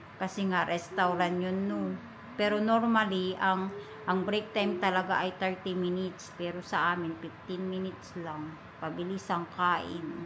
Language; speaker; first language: Filipino; native; Filipino